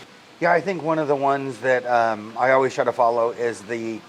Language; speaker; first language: English; native; English